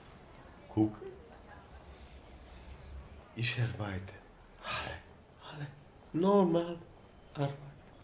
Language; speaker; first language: German; non-native, learner; Polish